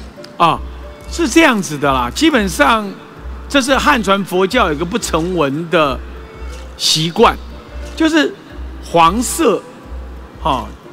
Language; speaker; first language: Chinese; native; Chinese